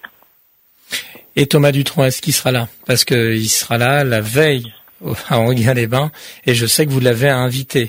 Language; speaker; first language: French; native; French